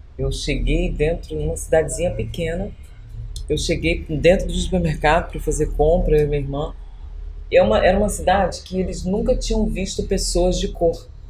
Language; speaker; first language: Portuguese; native; Portuguese